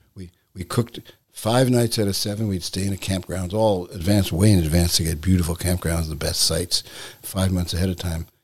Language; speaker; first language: English; native; English